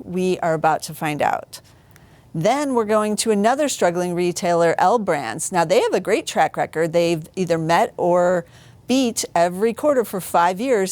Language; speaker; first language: English; native; English